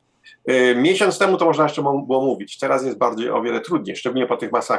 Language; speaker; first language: Polish; early bilingual, heritage; Polish